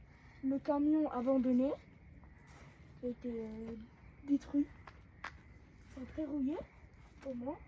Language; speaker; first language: French; native; French